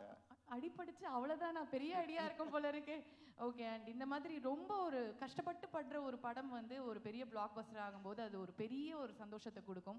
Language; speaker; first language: Tamil; native; Tamil